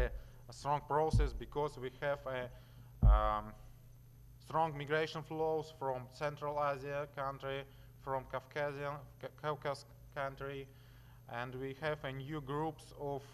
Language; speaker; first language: English; non-native, learner; Russian